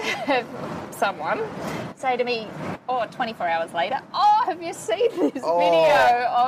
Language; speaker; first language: English; native; English